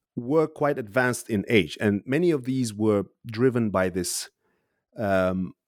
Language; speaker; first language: English; non-native, fluent; Uzbek